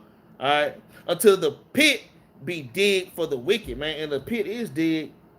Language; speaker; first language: English; native; English